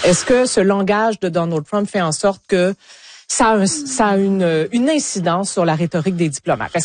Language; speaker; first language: French; native; French